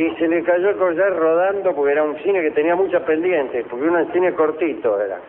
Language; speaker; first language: Spanish; native; Spanish